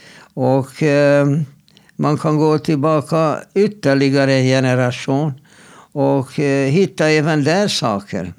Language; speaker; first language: Swedish; non-native, fluent; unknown